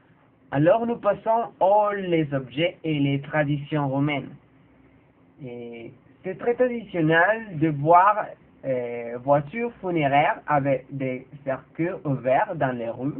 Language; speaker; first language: French; non-native, learner; Spanish